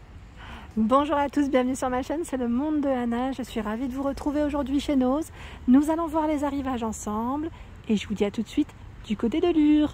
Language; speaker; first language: French; native; French